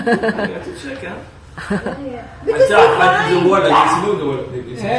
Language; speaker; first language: English; non-native, learner; French